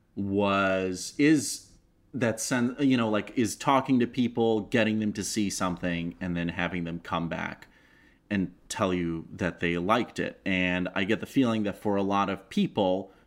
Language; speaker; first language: English; non-native, fluent; Russian